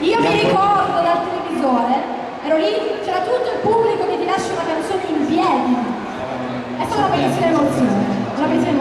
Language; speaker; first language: Italian; native; Italian